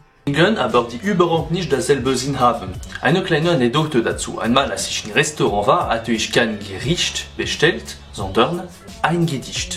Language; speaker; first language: German; non-native, learner; French